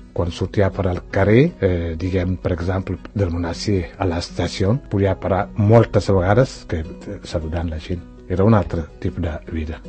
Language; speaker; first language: Catalan; non-native, fluent; Wolof